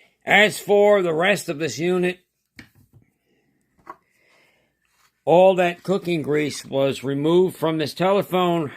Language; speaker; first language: English; native; English